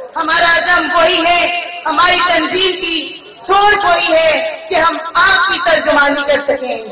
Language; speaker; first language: Urdu; non-native, local second language; Pashto